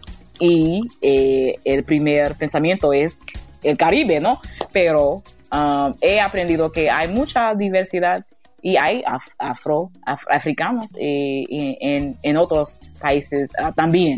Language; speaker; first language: Spanish; non-native, learner; English